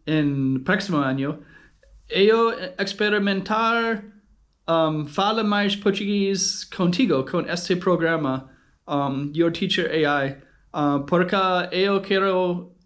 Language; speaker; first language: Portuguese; non-native, learner; English